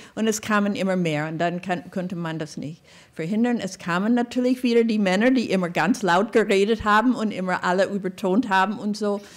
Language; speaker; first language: German; non-native, fluent; English